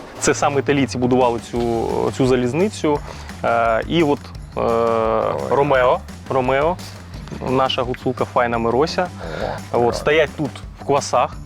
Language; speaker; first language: Ukrainian; native; Ukrainian